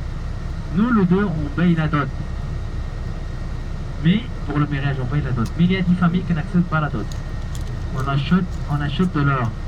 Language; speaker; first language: French; non-native, learner; Arabic